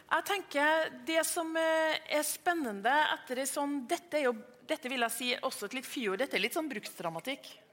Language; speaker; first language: Norwegian; native; Norwegian